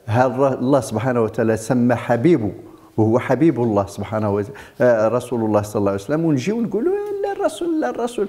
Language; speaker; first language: Arabic; native; Arabic